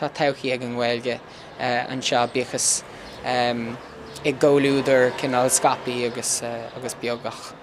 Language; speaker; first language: Irish; early bilingual, heritage; English